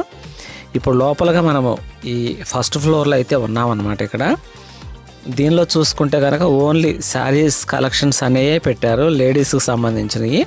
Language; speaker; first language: Telugu; native; Telugu